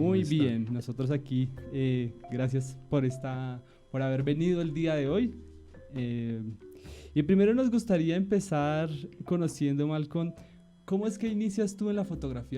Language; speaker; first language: Spanish; native; Spanish